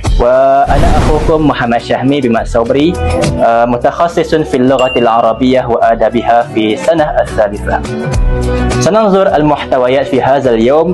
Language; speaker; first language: Arabic; non-native, learner; Malay